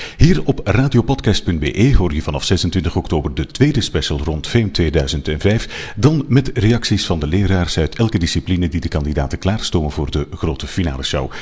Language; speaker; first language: Dutch; native; Dutch